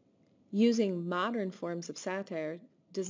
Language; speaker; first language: English; native; English